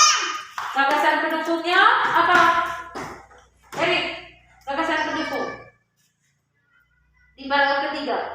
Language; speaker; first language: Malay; non-native, local second language; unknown